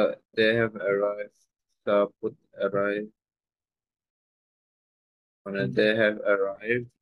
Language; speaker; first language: English; non-native, learner; Bangla